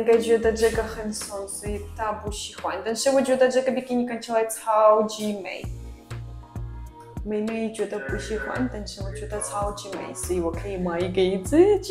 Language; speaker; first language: Chinese; non-native, fluent; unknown